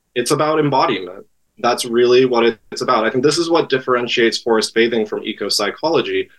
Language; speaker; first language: English; native; English